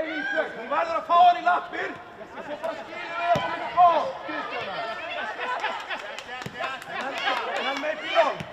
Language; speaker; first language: Icelandic; non-native, learner; Swedish